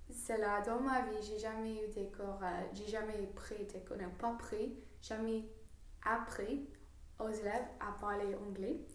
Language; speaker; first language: French; non-native, fluent; English